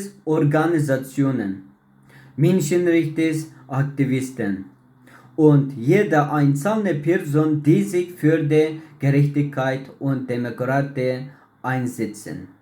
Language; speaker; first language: German; non-native, learner; Uyghur